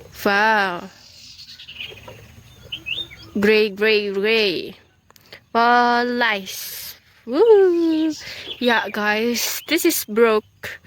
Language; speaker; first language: English; non-native, learner; Indonesian